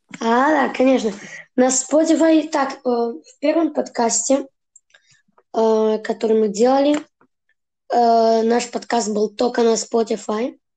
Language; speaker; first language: Russian; early bilingual, heritage; Russian